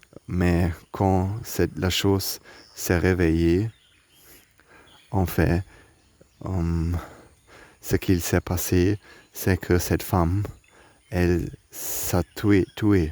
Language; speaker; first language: French; non-native, learner; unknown